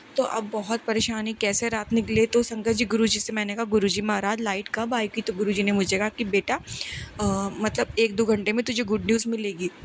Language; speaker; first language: Hindi; native; Hindi